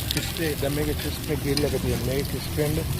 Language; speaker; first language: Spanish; non-native, learner; Sinhala